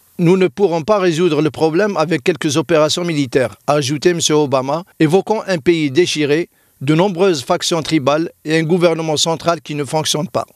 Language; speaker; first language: French; non-native, local second language; Arabic